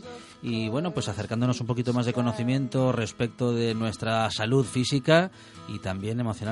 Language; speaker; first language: Spanish; native; Spanish